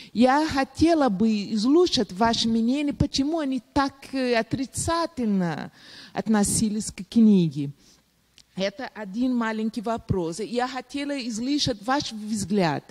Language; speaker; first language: Russian; non-native, learner; Portuguese